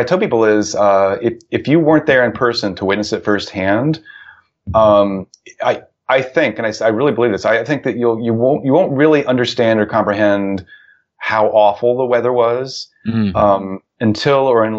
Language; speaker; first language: English; native; English